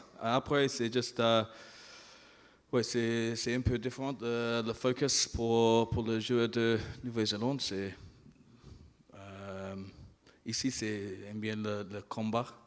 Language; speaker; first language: French; non-native, learner; English